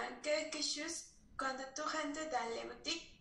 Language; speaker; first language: French; non-native, learner; Spanish